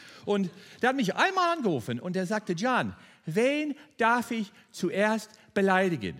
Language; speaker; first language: German; non-native, fluent; English